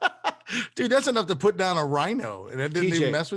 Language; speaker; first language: English; native; English